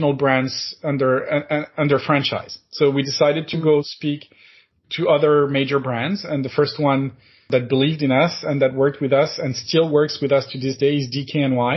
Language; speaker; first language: English; non-native, fluent; French